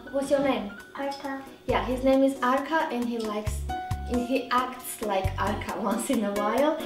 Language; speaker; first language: English; non-native, fluent; Armenian